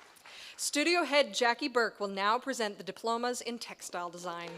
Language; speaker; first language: English; native; English